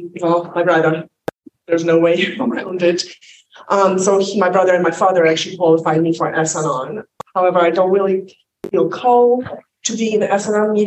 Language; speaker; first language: English; non-native, fluent; Polish